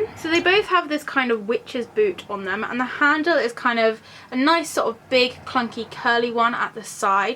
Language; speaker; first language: English; native; English